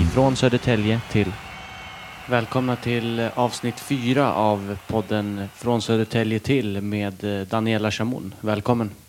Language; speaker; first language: Swedish; native; Swedish